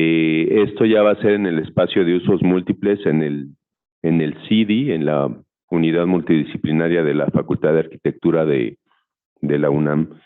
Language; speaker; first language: Spanish; native; Spanish